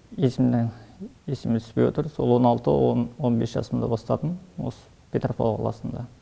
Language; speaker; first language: Kazakh; early bilingual, heritage; Kazakh